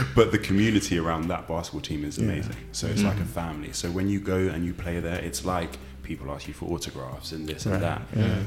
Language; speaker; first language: English; early bilingual, other home language; Yoruba